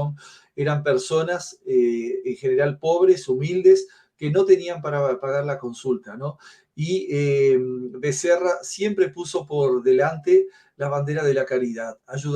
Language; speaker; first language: Spanish; native; Spanish